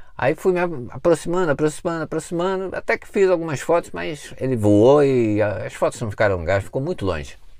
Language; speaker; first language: Portuguese; native; Portuguese